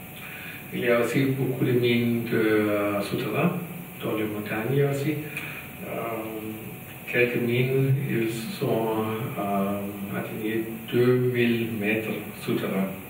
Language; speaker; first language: French; non-native, learner; German